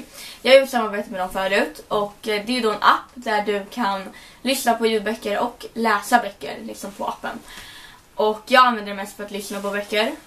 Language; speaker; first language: Swedish; native; Swedish